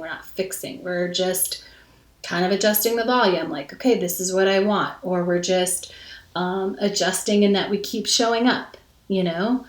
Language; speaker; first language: English; native; English